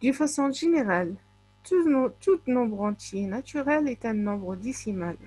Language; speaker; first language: French; non-native, local second language; Arabic